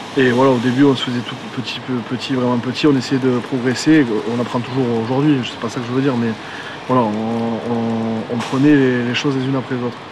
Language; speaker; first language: French; native; French